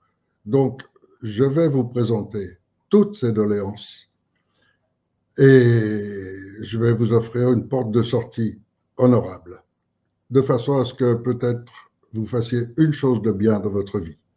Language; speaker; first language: French; native; French